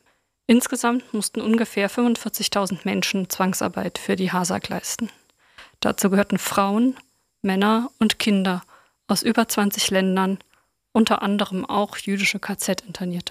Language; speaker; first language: German; native; German